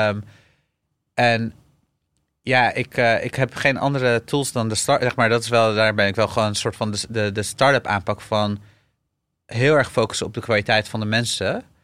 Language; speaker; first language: Dutch; early bilingual, other home language; Arabic